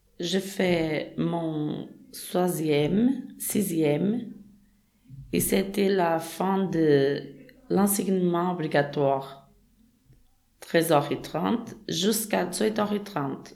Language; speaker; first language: French; non-native, learner; Portuguese